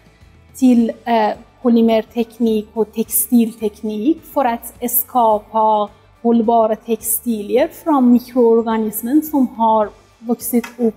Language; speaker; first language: Swedish; non-native, fluent; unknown